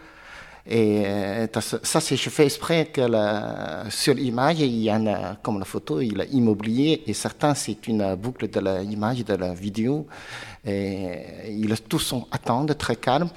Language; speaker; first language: French; non-native, learner; Chinese